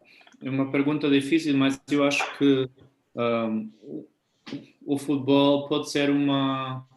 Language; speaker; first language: Portuguese; non-native, fluent; German